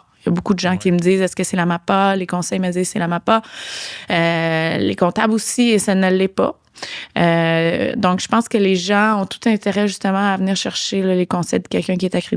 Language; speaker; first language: French; native; French